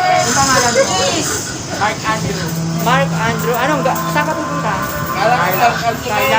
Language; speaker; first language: Filipino; native; Filipino